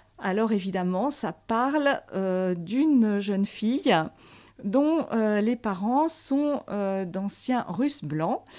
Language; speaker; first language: French; native; French